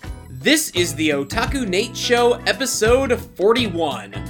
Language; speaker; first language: English; native; English